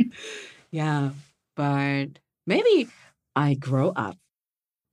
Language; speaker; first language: English; non-native, learner; Japanese